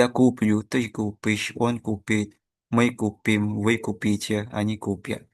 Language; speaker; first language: Russian; non-native, fluent; Indonesian